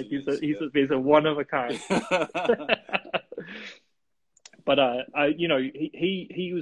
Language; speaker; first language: English; native; English